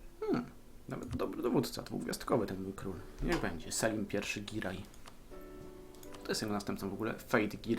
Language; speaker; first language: Polish; native; Polish